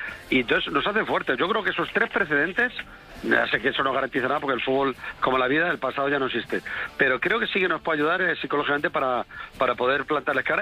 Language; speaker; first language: Spanish; native; Spanish